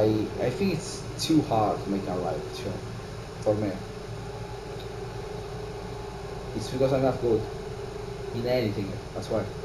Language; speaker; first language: English; non-native, learner; Italian